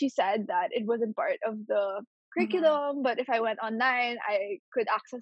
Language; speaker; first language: English; non-native, local second language; Filipino